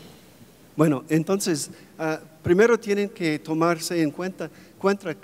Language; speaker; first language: Spanish; non-native, fluent; English